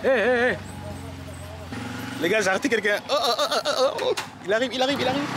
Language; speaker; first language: French; native; French